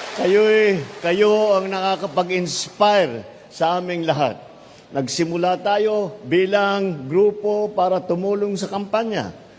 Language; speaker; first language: Filipino; native; Filipino